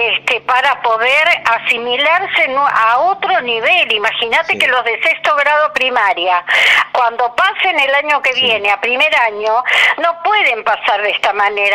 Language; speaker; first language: Spanish; native; Spanish